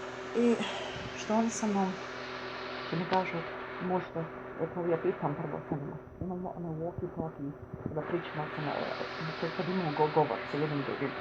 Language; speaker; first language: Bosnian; early bilingual, heritage; Bosnian